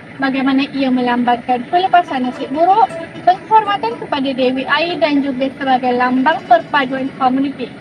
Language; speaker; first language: Malay; native; Malay